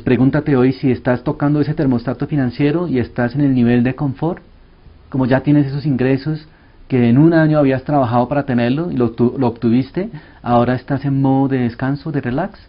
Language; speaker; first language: Spanish; early bilingual, other home language; Korean